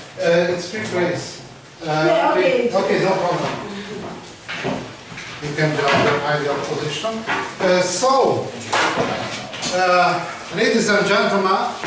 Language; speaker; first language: English; non-native, learner; Hungarian